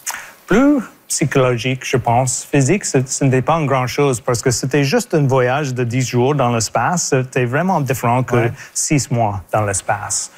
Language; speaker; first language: French; non-native, local second language; English